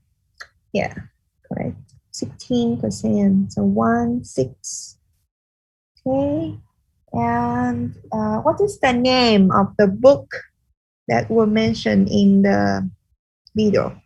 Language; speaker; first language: English; non-native, fluent; Vietnamese